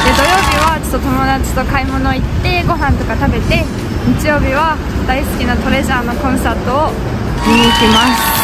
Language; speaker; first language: Japanese; non-native, fluent; Mongolian